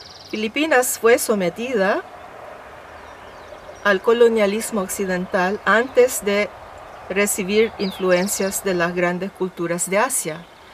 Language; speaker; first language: Spanish; non-native, fluent; Filipino